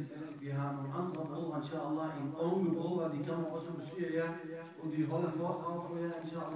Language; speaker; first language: Danish; non-native, fluent; Arabic